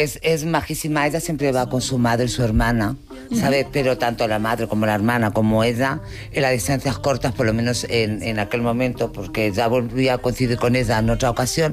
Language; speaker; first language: Spanish; native; Spanish